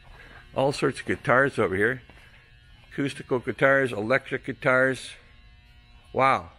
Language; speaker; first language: English; native; English